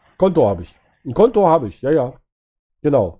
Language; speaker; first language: German; native; German